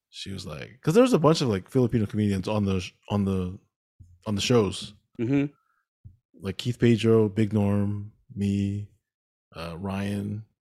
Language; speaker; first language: English; early bilingual, other home language; Filipino